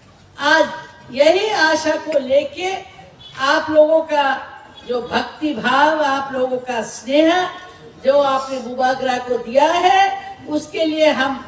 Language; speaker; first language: Hindi; non-native, local second language; Bangla